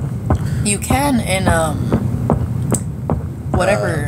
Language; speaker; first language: English; native; English